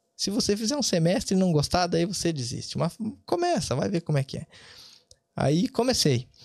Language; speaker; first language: Portuguese; native; Portuguese